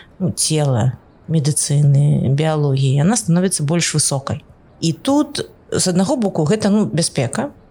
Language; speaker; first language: Belarusian; non-native, local second language; Russian